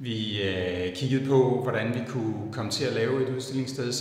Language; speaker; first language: Danish; native; Danish